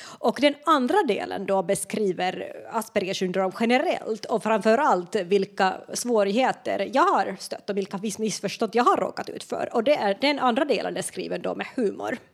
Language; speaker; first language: Swedish; non-native, local second language; Finnish